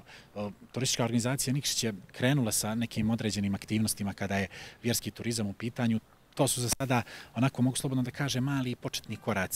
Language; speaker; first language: Croatian; native; Croatian